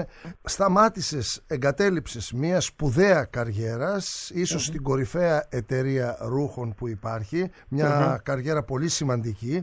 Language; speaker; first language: Greek; native; Greek